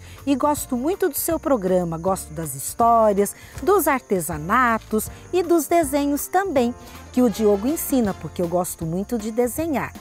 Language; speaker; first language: Portuguese; native; Portuguese